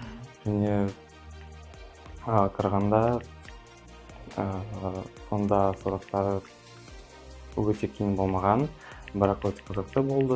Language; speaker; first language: Kazakh; non-native, local second language; Russian